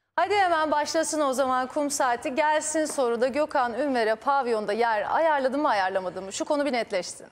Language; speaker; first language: Turkish; native; Turkish